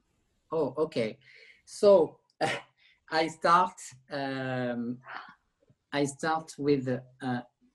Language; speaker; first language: English; non-native, learner; French